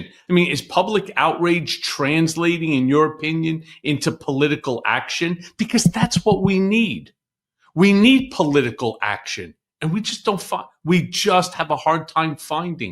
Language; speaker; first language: English; native; English